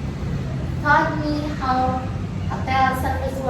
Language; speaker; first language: English; non-native, learner; Indonesian